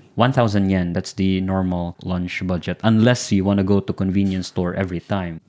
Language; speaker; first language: English; non-native, local second language; Filipino